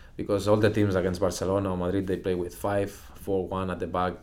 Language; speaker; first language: English; non-native, fluent; Spanish